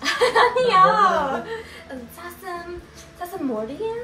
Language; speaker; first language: Korean; non-native, learner; English